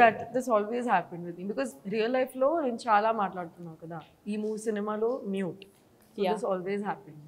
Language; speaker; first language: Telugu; non-native, learner; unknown